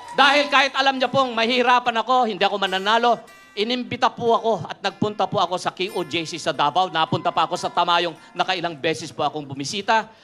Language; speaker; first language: Filipino; non-native, local second language; Iloko